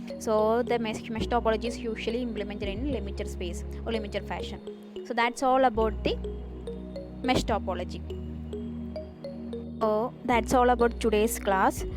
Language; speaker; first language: English; non-native, local second language; Malayalam